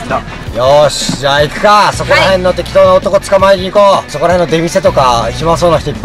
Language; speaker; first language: Japanese; native; Japanese